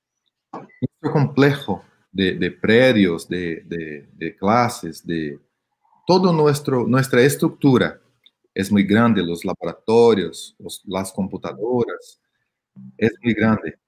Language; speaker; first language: Spanish; non-native, fluent; Portuguese